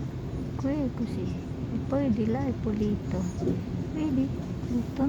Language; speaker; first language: Italian; non-native, fluent; Filipino